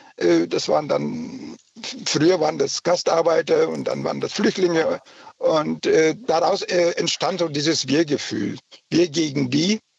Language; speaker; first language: German; early bilingual, other home language; Turkish